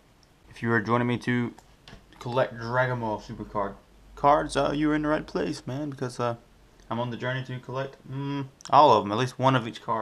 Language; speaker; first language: English; native; English